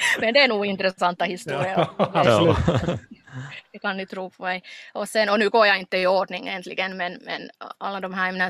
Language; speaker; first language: Swedish; non-native, local second language; Finnish